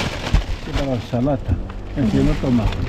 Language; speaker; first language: Spanish; early bilingual, other home language; Filipino